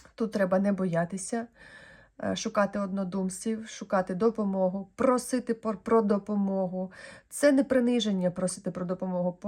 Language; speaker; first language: Ukrainian; non-native, local second language; Russian